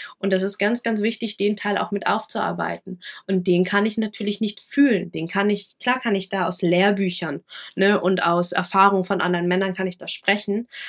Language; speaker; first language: German; early bilingual, other home language; Vietnamese